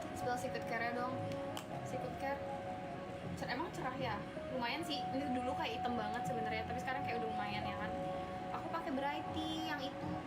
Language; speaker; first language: Indonesian; native; Indonesian